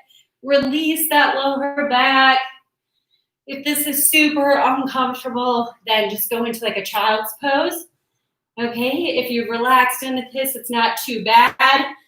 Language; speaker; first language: English; native; English